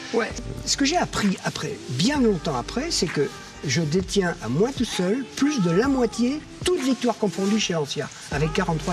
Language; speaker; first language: French; native; French